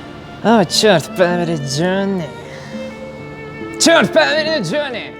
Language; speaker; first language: Russian; non-native, local second language; Kazakh